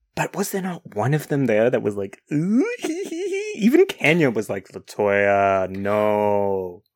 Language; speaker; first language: English; native; English